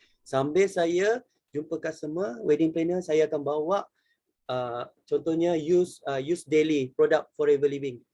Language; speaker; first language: Malay; native; Malay